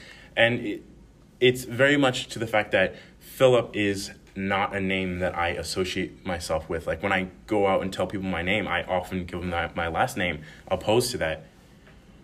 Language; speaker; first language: English; native; English